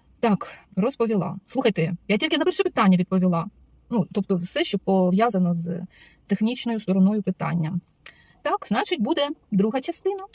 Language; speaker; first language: Ukrainian; non-native, local second language; Russian